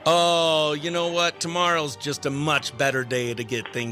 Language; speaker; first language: English; native; English